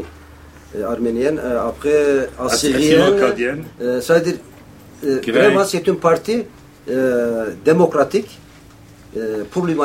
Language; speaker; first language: French; non-native, learner; Kurdish